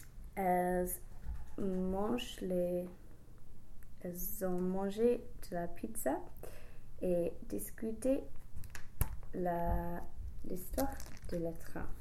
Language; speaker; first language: French; non-native, learner; English